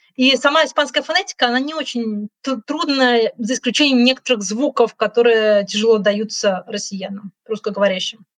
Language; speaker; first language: Russian; native; Russian